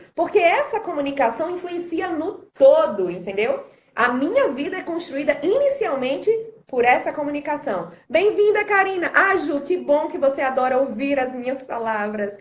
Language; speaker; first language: Portuguese; native; Portuguese